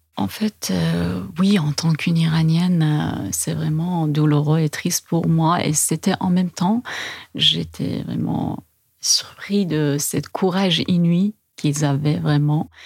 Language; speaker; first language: French; non-native, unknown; Persian